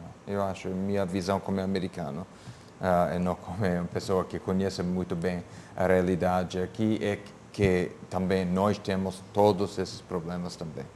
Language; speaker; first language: Portuguese; non-native, fluent; English